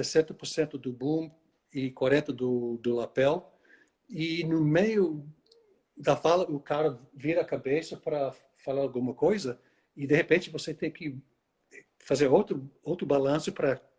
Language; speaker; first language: Portuguese; non-native, fluent; English